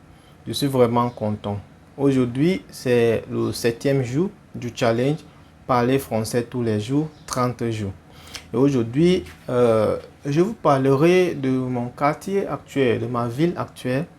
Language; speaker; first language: French; non-native, fluent; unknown